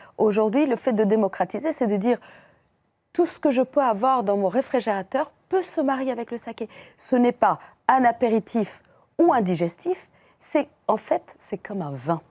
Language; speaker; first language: French; non-native, fluent; Persian